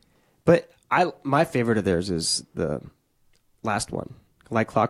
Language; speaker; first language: English; native; English